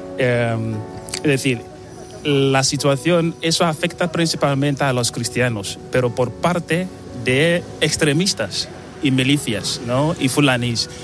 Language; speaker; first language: Spanish; non-native, fluent; Igbo